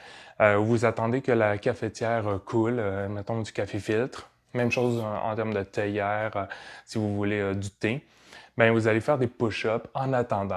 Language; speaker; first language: French; native; French